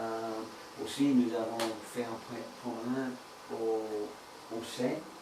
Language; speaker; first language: French; non-native, learner; English